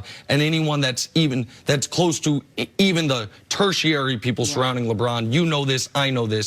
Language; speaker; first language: English; native; English